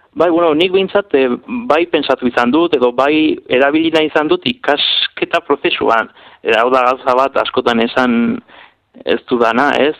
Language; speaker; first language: Basque; non-native, local second language; Spanish